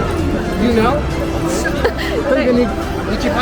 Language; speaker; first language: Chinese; non-native, learner; English